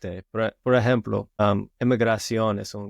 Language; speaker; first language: Spanish; non-native, learner; English